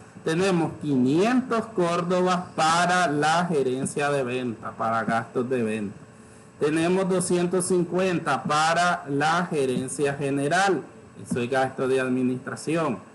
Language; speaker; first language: Spanish; native; Spanish